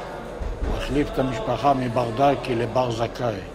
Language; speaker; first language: Hebrew; non-native, local second language; Yiddish